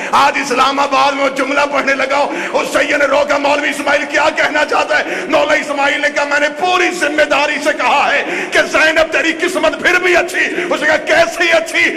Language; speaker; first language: Urdu; non-native, local second language; Punjabi